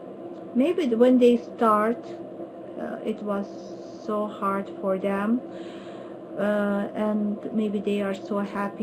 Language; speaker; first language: English; non-native, learner; Turkish